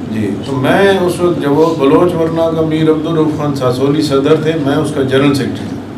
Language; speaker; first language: Urdu; non-native, local second language; Saraiki